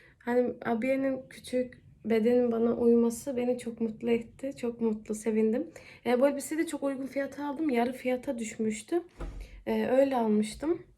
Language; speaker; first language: Turkish; early bilingual, heritage; Turkish